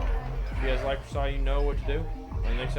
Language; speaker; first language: English; native; English